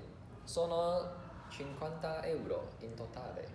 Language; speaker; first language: Italian; non-native, learner; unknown